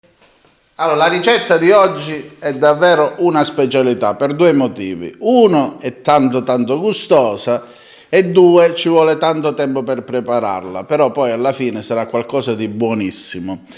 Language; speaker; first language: Italian; native; Italian